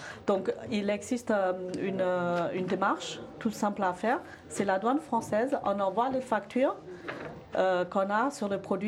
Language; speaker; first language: French; non-native, fluent; German